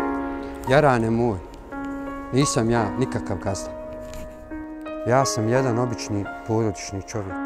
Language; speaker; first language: Serbian; native; Serbian